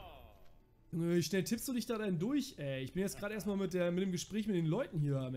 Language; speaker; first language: German; native; German